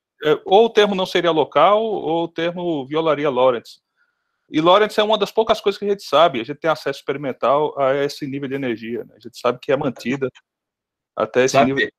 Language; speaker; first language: Portuguese; native; Portuguese